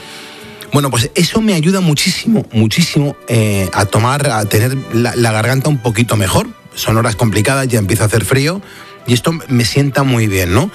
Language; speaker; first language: Spanish; native; Spanish